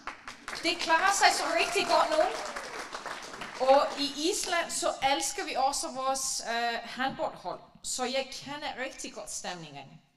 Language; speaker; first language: Danish; non-native, fluent; Icelandic